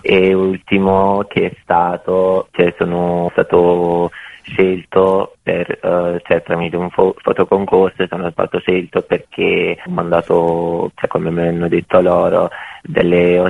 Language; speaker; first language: Italian; non-native, fluent; Bosnian